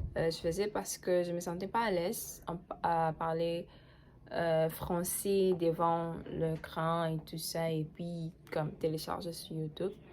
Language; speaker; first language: French; non-native, fluent; Portuguese